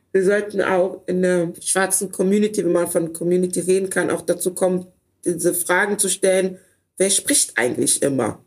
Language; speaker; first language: German; early bilingual, other home language; Ewe